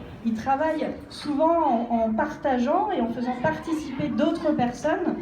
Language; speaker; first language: French; native; French